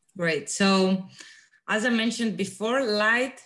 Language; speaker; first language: English; non-native, fluent; Greek